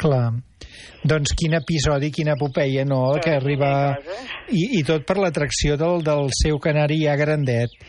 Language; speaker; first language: Catalan; native; Catalan